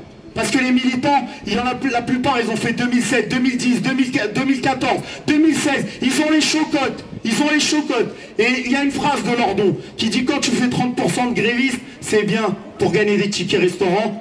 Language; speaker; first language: French; native; French